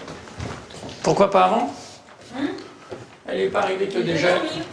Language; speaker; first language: French; native; French